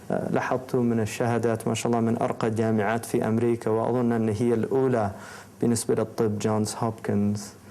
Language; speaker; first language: Arabic; non-native, fluent; English